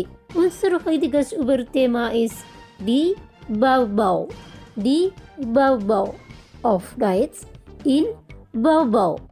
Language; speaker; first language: German; non-native, fluent; Indonesian